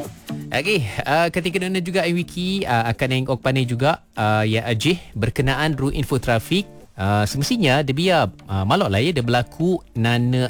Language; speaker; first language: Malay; non-native, local second language; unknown